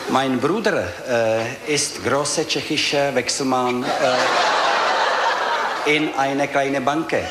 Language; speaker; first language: German; non-native, learner; Czech